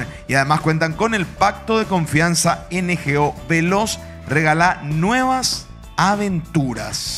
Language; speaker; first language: Spanish; native; Spanish